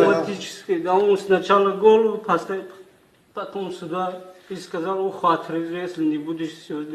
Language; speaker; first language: Russian; non-native, learner; Tajik